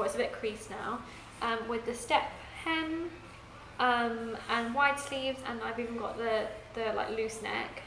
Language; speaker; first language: English; native; English